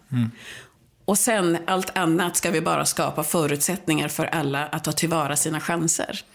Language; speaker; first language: Swedish; early bilingual, other home language; Swahili